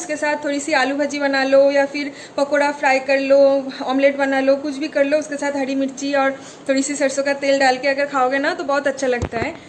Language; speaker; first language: Hindi; native; Hindi